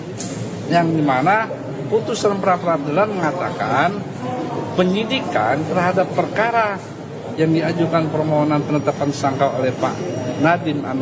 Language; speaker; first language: Indonesian; native; Indonesian